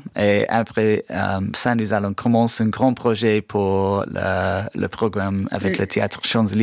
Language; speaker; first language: French; non-native, fluent; English